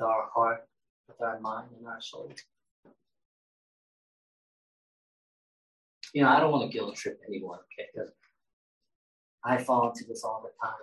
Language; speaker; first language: English; early bilingual, other home language; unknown